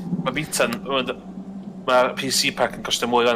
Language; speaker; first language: Welsh; native; Welsh